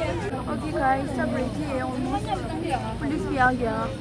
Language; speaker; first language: Hindi; non-native, local second language; Tibetan